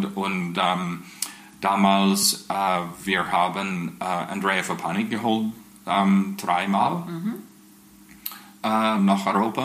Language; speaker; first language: German; non-native, fluent; English